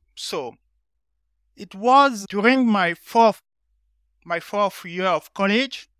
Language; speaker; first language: English; non-native, learner; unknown